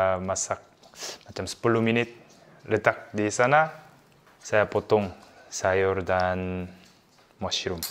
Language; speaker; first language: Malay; non-native, learner; Korean